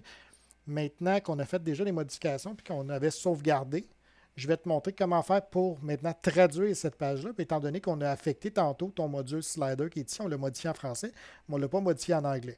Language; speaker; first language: French; native; French